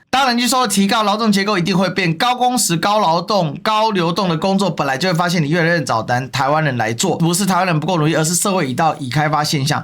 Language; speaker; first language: Chinese; native; Chinese